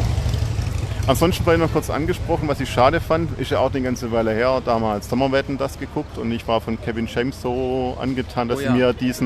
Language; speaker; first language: German; native; German